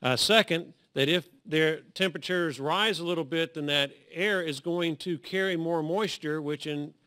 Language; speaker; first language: English; native; English